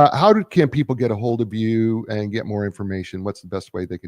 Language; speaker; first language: English; native; English